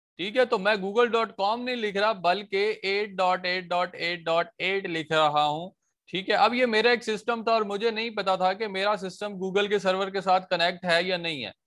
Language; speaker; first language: Urdu; non-native, local second language; Punjabi